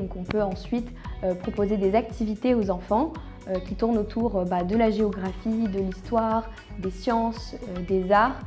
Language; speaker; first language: French; non-native, local second language; Arabic